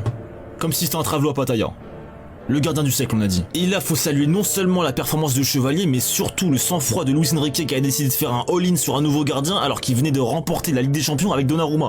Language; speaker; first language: French; native; French